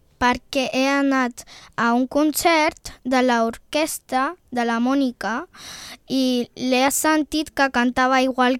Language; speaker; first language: Catalan; early bilingual, other home language; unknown